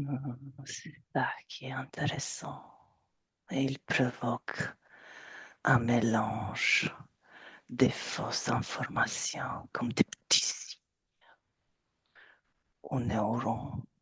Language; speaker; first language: French; non-native, fluent; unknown